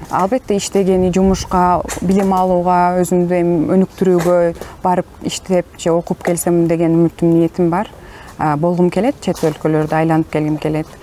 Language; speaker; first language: Kyrgyz; non-native, local second language; Turkish